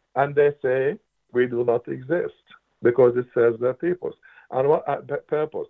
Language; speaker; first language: English; non-native, fluent; Arabic